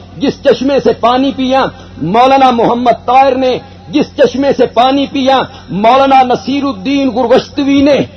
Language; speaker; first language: Urdu; non-native, local second language; Punjabi